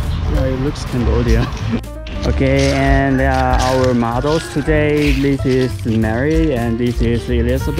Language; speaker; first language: English; non-native, fluent; Chinese